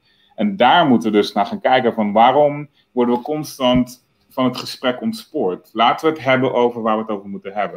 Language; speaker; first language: Dutch; native; Dutch